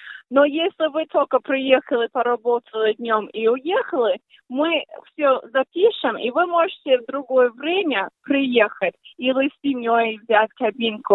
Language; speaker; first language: Russian; early bilingual, heritage; Russian